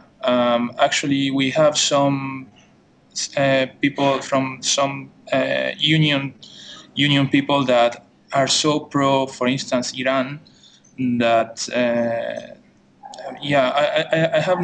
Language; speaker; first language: English; non-native, fluent; Spanish